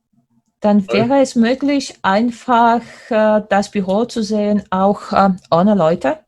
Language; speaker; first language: German; non-native, fluent; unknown